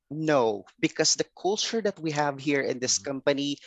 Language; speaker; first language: English; non-native, local second language; Filipino